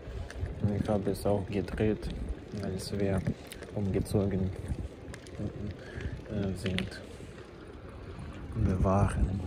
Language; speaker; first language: German; non-native, learner; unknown